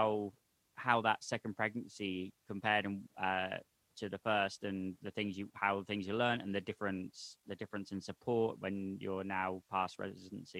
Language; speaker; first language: English; native; English